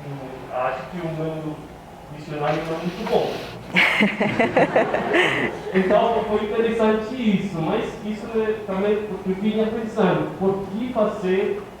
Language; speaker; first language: Portuguese; non-native, fluent; Spanish